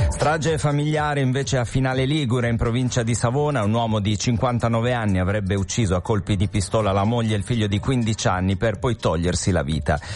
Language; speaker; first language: Italian; native; Italian